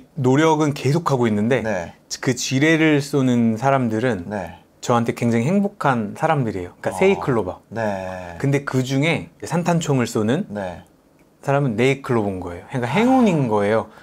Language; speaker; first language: Korean; native; Korean